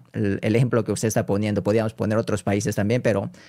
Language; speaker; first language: Spanish; non-native, fluent; Korean